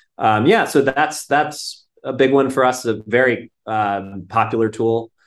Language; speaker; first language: English; native; English